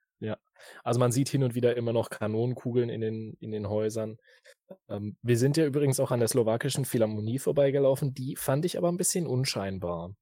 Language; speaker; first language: German; native; German